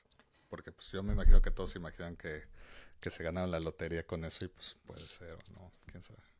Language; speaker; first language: Spanish; native; Spanish